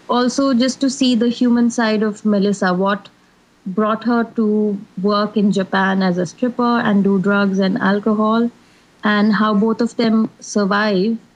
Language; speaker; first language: English; non-native, local second language; Hindi